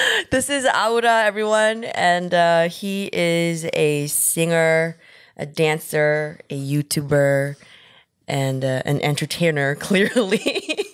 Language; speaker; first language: English; early bilingual, other home language; Korean